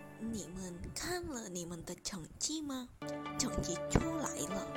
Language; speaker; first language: Chinese; non-native, learner; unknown